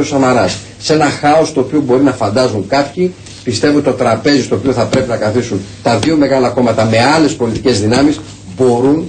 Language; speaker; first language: Greek; native; Greek